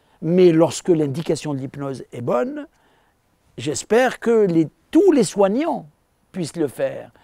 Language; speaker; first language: French; non-native, local second language; Arabic